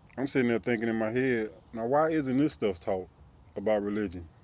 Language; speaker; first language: English; native; English